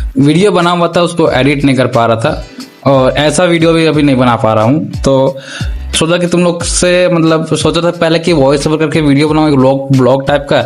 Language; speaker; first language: Hindi; native; Hindi